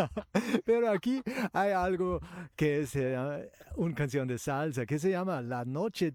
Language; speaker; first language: Spanish; non-native, learner; German